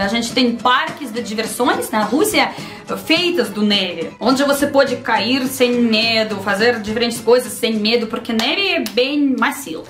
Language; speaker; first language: Portuguese; non-native, learner; Russian